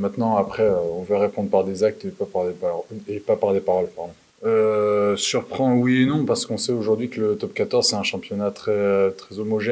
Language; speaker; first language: French; native; French